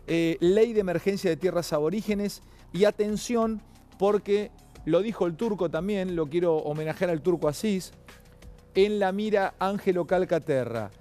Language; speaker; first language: Spanish; native; Spanish